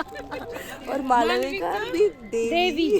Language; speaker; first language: Hindi; non-native, local second language; Malayalam